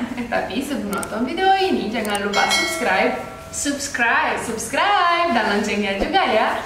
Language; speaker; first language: Indonesian; non-native, fluent; Romanian